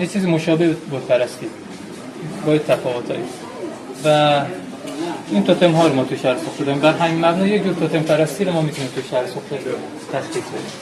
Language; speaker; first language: Persian; native; Persian